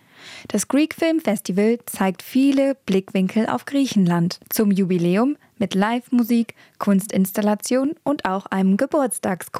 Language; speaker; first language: German; native; German